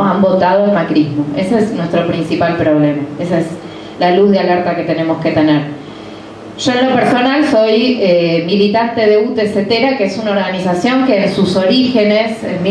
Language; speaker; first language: Spanish; native; Spanish